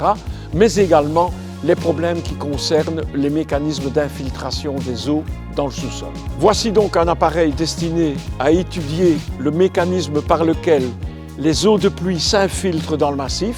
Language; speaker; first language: French; native; French